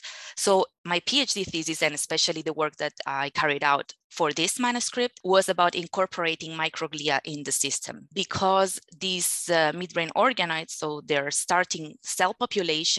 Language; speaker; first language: English; non-native, fluent; Spanish